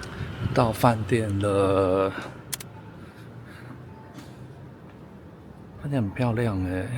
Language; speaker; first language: Chinese; native; Chinese